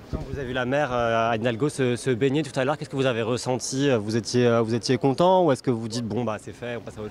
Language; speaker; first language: French; native; French